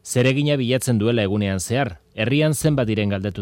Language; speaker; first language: Basque; native; Basque